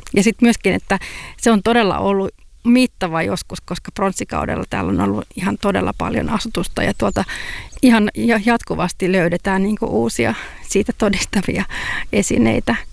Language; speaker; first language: Finnish; native; Finnish